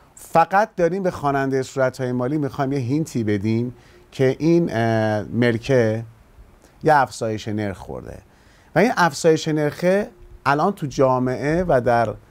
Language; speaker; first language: Persian; native; Persian